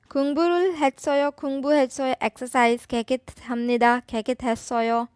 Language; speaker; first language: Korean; non-native, fluent; Urdu